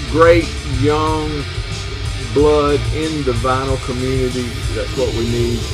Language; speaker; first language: English; native; English